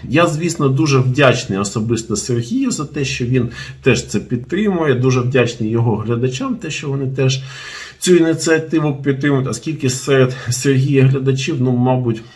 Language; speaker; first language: Ukrainian; non-native, local second language; Russian